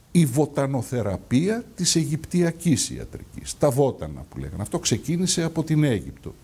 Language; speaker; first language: Greek; native; Greek